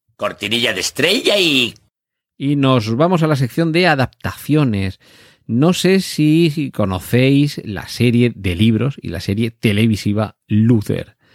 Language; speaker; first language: Spanish; native; Spanish